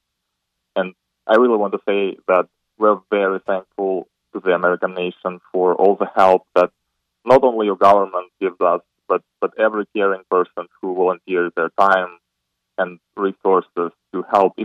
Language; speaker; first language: English; non-native, fluent; Ukrainian